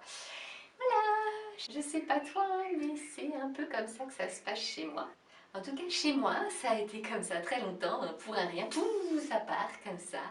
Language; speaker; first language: French; native; French